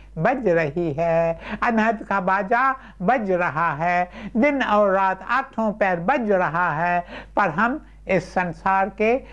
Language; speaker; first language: Urdu; non-native, local second language; Sindhi